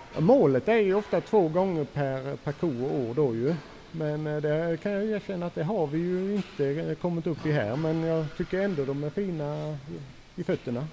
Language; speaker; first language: Swedish; native; Swedish